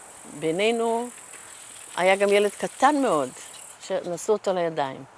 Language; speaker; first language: Hebrew; early bilingual, other home language; Yiddish